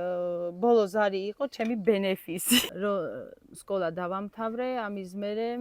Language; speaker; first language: Georgian; non-native, local second language; Armenian